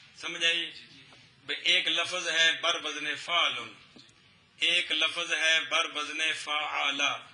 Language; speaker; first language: Urdu; non-native, local second language; Punjabi